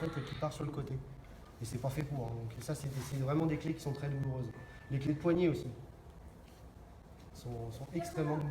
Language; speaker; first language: French; native; French